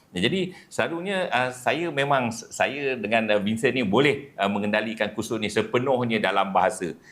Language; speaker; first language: Malay; native; Malay